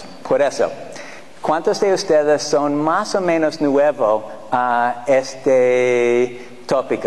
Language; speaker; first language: Spanish; non-native, fluent; English